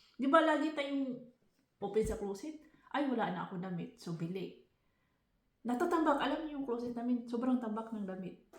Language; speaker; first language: Filipino; non-native, local second language; Cebuano